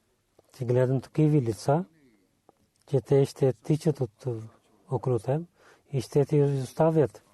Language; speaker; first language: Bulgarian; non-native, learner; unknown